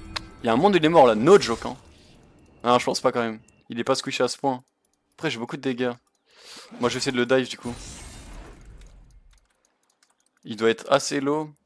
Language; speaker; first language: French; native; French